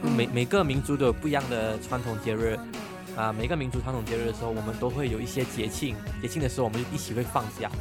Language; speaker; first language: Chinese; non-native, local second language; Cantonese